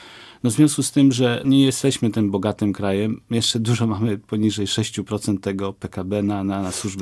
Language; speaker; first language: Polish; native; Polish